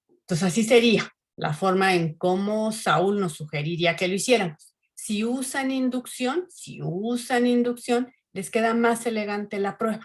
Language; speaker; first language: Spanish; native; Spanish